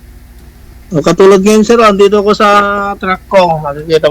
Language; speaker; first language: Filipino; non-native, local second language; Iloko